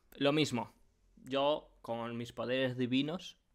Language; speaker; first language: Spanish; native; Spanish